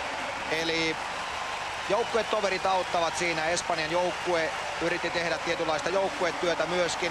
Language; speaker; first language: Finnish; native; Finnish